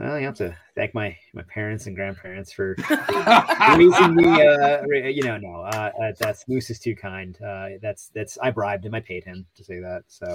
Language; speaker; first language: English; native; English